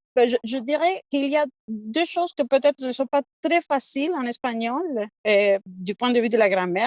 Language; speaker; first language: French; non-native, fluent; Spanish